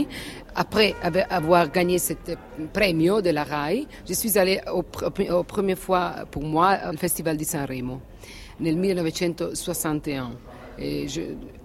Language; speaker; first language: French; non-native, fluent; Italian